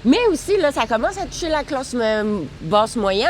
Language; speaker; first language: French; native; French